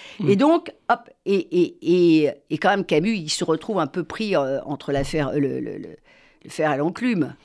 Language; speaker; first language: French; native; French